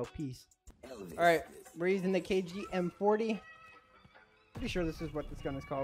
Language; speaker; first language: English; native; English